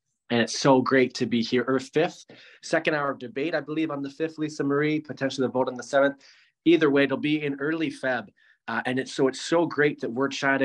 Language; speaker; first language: English; native; English